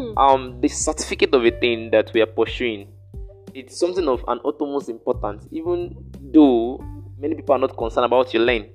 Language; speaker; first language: English; non-native, local second language; Yoruba